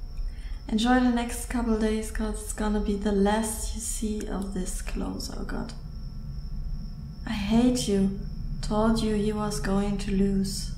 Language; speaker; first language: English; non-native, learner; German